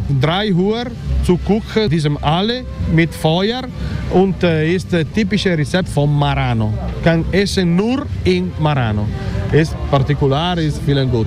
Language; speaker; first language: German; non-native, learner; Italian